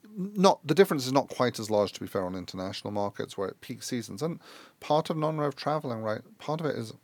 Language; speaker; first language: English; native; English